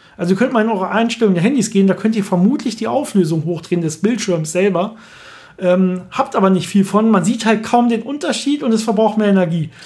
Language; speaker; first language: German; native; German